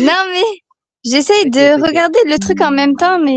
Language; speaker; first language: French; native; French